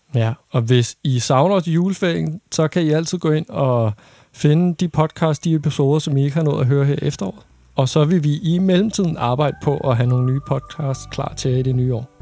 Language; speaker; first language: Danish; native; Danish